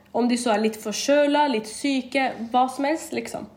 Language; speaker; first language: Norwegian; native; Norwegian